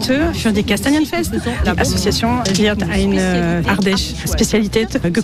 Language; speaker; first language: German; non-native, learner; French